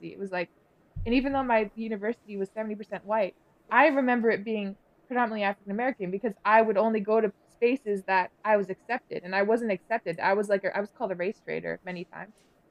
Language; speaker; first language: English; native; English